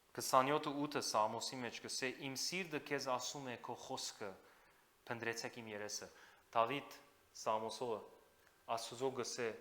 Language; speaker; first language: Armenian; native; Armenian